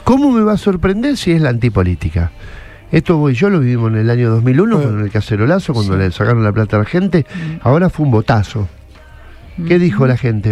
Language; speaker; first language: Spanish; native; Spanish